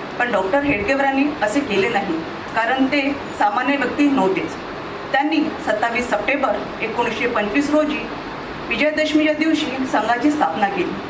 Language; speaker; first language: Marathi; native; Marathi